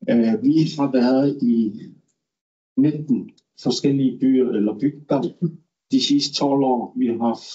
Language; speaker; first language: Danish; non-native, local second language; Kalaallisut